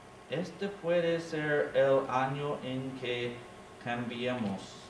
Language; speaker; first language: Spanish; non-native, learner; English